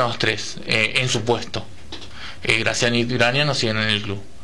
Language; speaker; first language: Spanish; native; Spanish